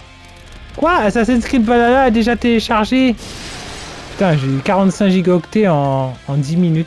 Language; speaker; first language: French; native; French